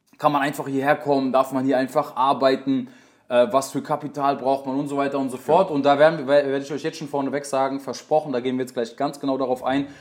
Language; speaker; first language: German; native; German